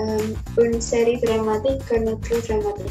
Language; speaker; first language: French; non-native, learner; Indonesian